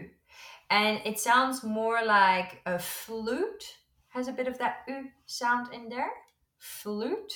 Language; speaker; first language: English; non-native, fluent; Dutch